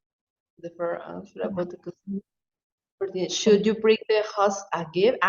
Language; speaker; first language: English; non-native, fluent; Spanish